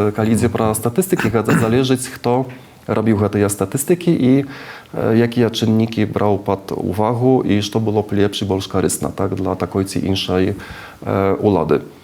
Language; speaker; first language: Belarusian; non-native, fluent; Czech